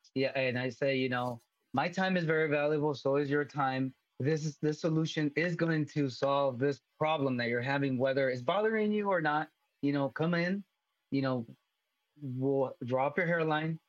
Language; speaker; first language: English; early bilingual, other home language; Spanish